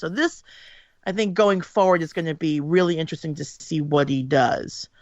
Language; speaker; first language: English; native; English